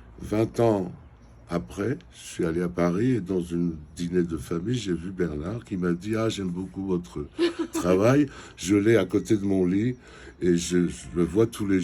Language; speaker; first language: French; non-native, fluent; Georgian